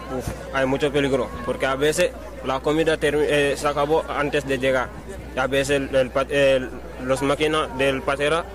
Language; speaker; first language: Spanish; non-native, learner; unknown